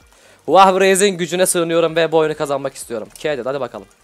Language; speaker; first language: Turkish; native; Turkish